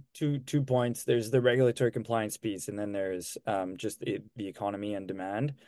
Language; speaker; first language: English; non-native, fluent; French